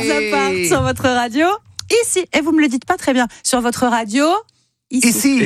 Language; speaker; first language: French; native; French